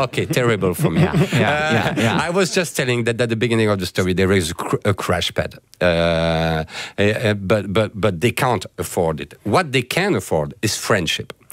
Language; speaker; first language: English; non-native, fluent; French